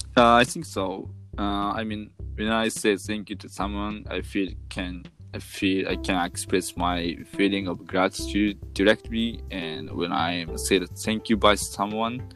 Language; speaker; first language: English; non-native, fluent; Japanese